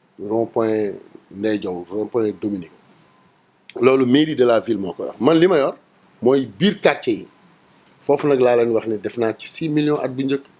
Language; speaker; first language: Wolof; native; Wolof